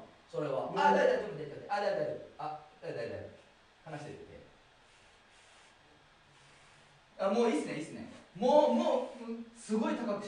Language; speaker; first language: Japanese; native; Japanese